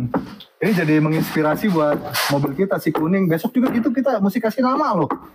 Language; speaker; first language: Indonesian; native; Indonesian